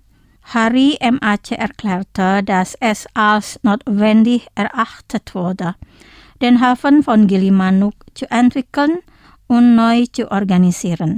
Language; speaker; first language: German; non-native, fluent; Indonesian